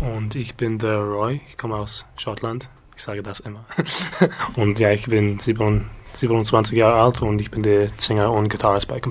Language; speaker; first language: German; non-native, learner; English